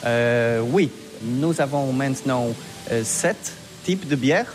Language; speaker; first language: French; non-native, learner; Polish